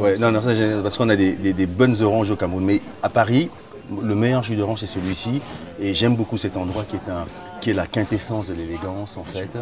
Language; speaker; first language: French; early bilingual, other home language; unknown